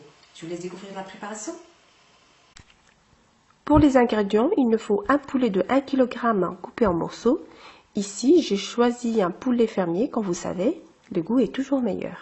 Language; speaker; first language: French; non-native, local second language; Arabic